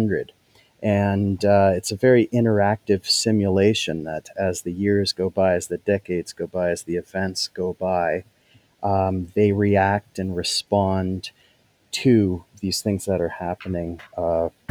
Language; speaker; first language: English; native; English